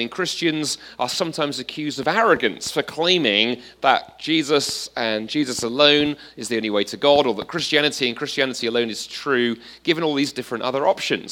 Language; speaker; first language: English; native; English